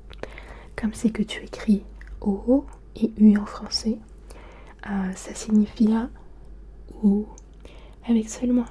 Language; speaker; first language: French; early bilingual, other home language; Turkish